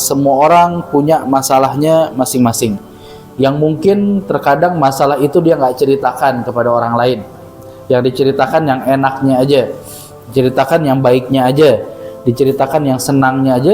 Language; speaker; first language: Indonesian; native; Indonesian